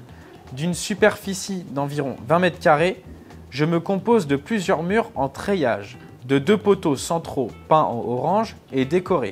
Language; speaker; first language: French; native; French